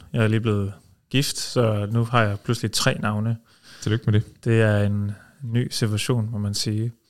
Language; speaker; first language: Danish; early bilingual, heritage; Danish